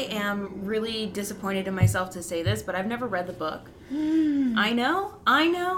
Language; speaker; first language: English; native; English